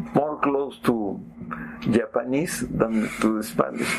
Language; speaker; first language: English; non-native, fluent; Spanish